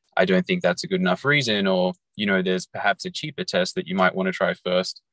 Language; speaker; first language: English; native; English